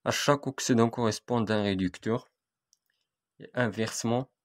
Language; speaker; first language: French; non-native, local second language; Arabic